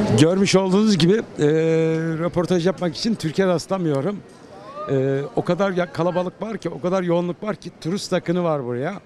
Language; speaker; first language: Turkish; native; Turkish